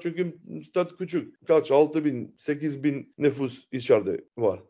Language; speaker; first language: Turkish; non-native, learner; Macedonian